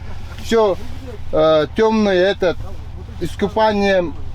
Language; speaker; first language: Russian; non-native, local second language; Yakut